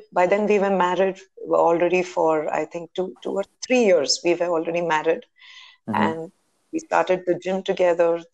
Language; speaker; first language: English; non-native, local second language; Hindi